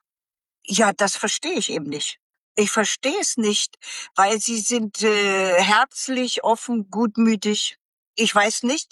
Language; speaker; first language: German; native; German